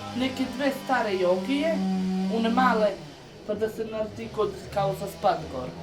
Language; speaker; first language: Slovenian; non-native, local second language; Romany